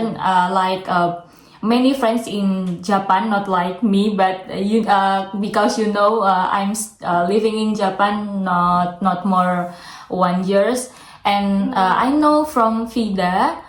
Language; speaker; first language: English; non-native, learner; Indonesian